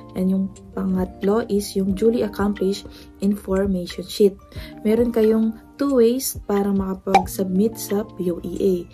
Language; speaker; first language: Filipino; non-native, local second language; Pampanga